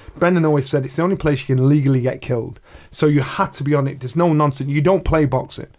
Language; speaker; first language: English; native; English